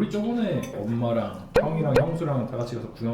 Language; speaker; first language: Korean; native; Korean